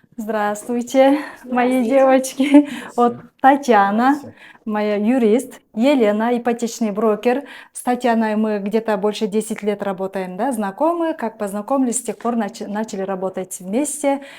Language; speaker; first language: Russian; non-native, local second language; Kyrgyz